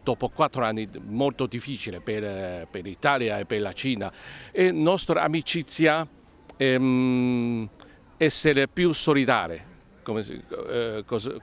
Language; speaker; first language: Italian; non-native, learner; Chinese